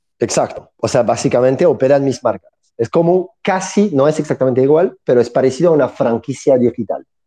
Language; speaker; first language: Spanish; non-native, fluent; French